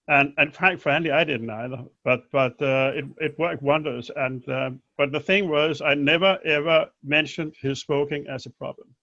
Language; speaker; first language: English; non-native, fluent; Danish